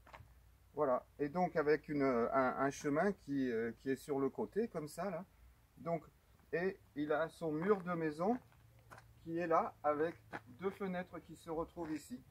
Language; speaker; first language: French; native; French